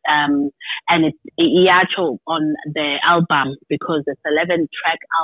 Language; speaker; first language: English; non-native, local second language; Xhosa